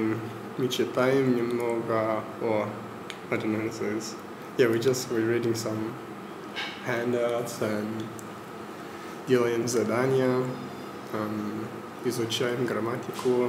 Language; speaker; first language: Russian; non-native, learner; English